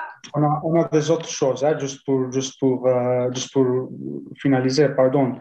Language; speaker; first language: French; non-native, fluent; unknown